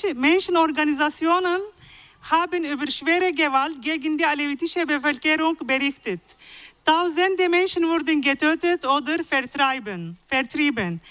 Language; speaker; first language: German; non-native, fluent; Arabic